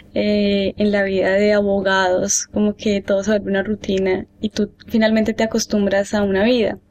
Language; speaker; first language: Spanish; native; Spanish